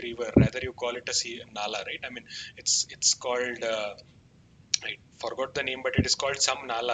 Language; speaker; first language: English; non-native, local second language; Kannada